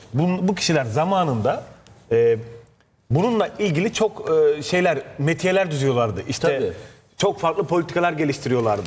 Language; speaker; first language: Turkish; native; Turkish